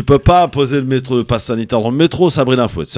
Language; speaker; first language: French; native; French